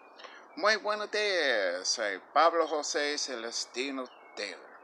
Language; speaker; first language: Spanish; non-native, fluent; English